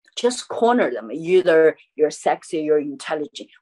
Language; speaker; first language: English; non-native, fluent; Chinese